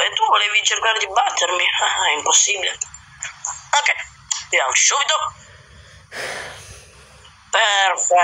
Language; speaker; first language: Italian; native; Italian